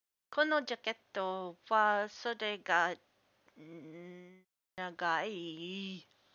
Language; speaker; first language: Japanese; non-native, learner; English